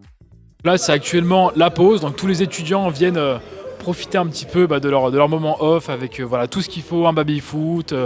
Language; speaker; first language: French; native; French